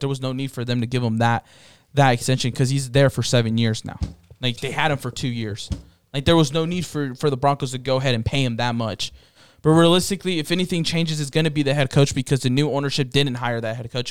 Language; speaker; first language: English; early bilingual, other home language; Spanish